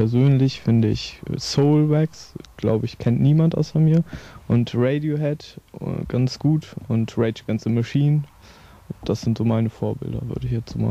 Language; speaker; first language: German; native; German